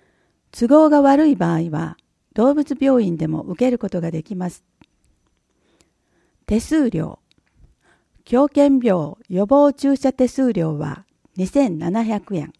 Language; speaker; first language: Japanese; native; Japanese